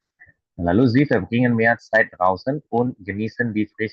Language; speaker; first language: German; non-native, fluent; Indonesian